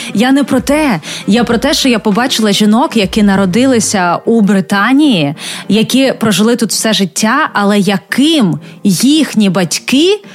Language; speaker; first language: Ukrainian; non-native, local second language; Russian